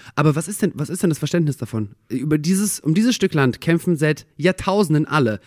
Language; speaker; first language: German; early bilingual, other home language; Russian